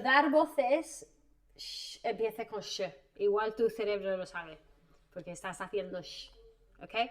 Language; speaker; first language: Spanish; non-native, fluent; English